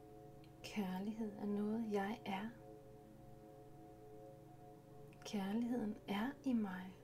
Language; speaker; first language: Danish; native; Danish